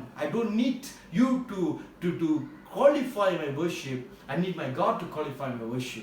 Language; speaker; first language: English; non-native, local second language; Tamil